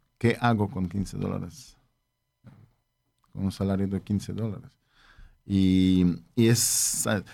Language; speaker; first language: Spanish; non-native, fluent; Polish